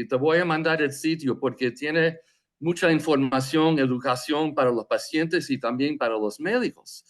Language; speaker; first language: Spanish; non-native, fluent; English